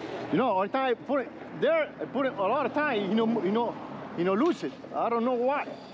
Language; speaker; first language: English; non-native, learner; Spanish